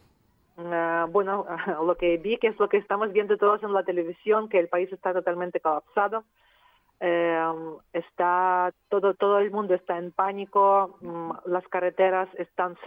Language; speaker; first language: Spanish; non-native, fluent; Ukrainian